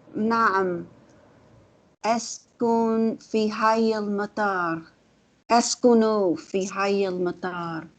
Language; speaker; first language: Arabic; non-native, learner; English